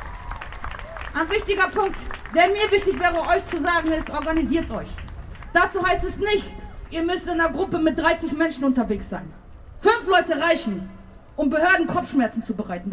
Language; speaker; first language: German; native; German